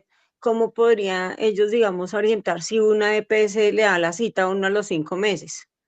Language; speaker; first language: Spanish; native; Spanish